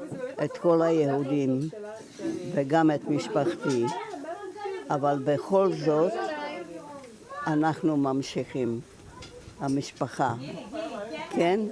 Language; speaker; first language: Hebrew; non-native, fluent; German